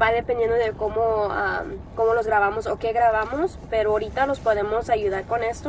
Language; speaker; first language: Spanish; early bilingual, heritage; Spanish